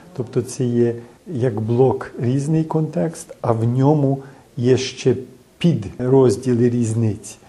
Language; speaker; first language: Ukrainian; early bilingual, heritage; Ukrainian